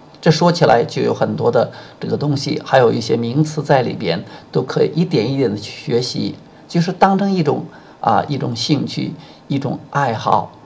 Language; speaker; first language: Chinese; native; Chinese